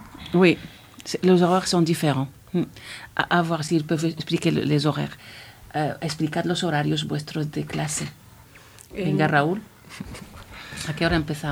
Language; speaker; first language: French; non-native, fluent; Spanish